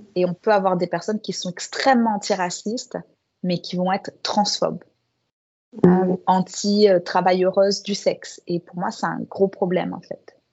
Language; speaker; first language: French; native; French